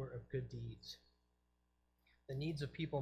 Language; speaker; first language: English; native; English